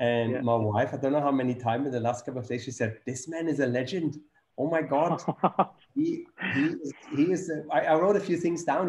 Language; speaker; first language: English; non-native, fluent; German